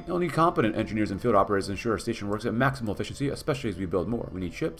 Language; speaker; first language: English; native; English